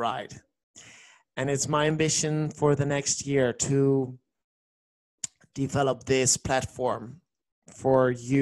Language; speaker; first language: English; non-native, fluent; Dutch